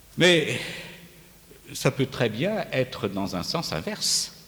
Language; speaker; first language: French; native; French